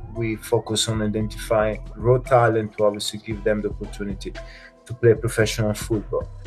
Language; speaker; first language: English; non-native, fluent; Italian